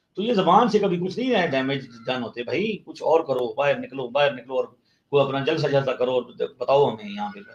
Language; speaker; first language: Urdu; non-native, local second language; Punjabi